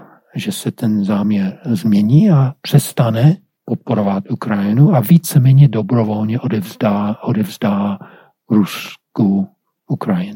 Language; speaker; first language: Czech; non-native, fluent; English